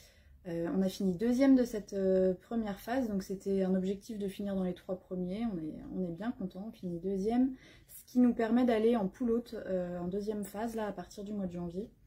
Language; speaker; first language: French; native; French